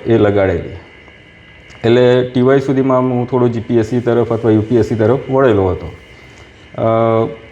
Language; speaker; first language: Gujarati; native; Gujarati